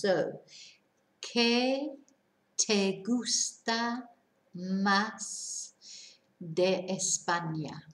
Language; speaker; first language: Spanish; non-native, fluent; English